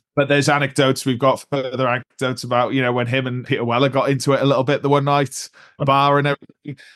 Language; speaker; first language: English; native; English